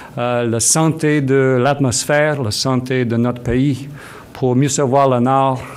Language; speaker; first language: French; non-native, fluent; English